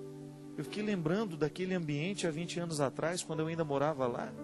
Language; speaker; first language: Portuguese; native; Portuguese